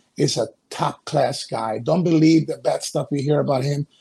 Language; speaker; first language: English; early bilingual, other home language; Spanish